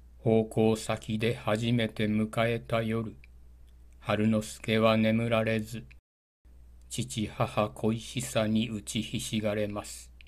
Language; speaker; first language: Japanese; native; Japanese